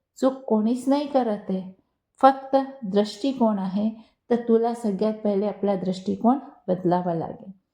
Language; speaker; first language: Marathi; non-native, local second language; Hindi